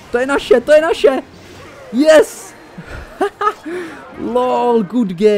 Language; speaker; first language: Czech; native; Czech